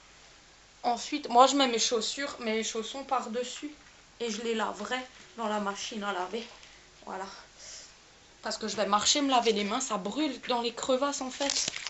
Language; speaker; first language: French; native; French